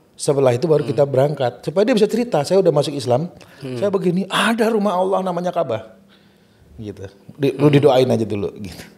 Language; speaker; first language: Indonesian; native; Indonesian